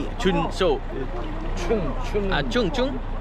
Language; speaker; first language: Korean; non-native, fluent; Dutch